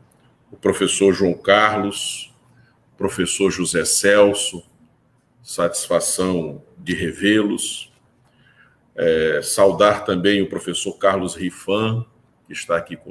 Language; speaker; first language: Portuguese; native; Portuguese